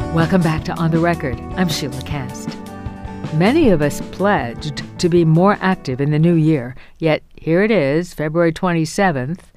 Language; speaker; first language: English; native; English